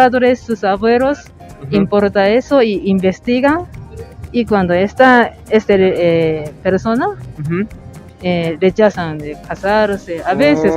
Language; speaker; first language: Spanish; non-native, learner; Japanese